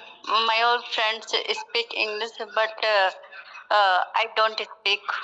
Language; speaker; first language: English; non-native, learner; Punjabi